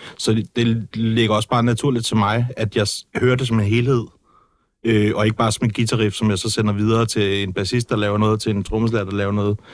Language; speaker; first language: Danish; native; Danish